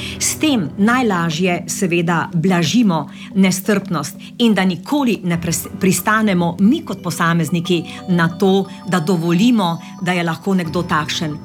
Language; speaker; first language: Slovenian; native; Slovenian